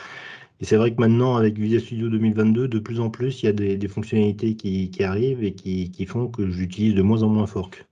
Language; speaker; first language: French; native; French